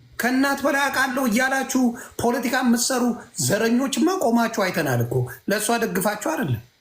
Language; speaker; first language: Amharic; non-native, local second language; Tigrinya